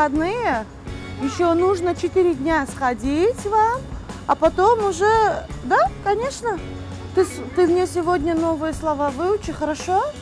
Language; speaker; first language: Russian; non-native, local second language; Uzbek